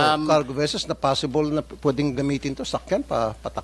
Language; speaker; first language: Filipino; native; Filipino